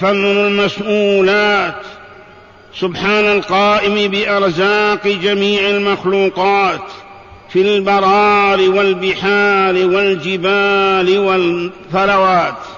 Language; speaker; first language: Arabic; native; Arabic